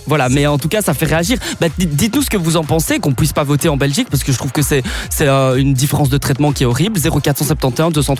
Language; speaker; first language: French; native; French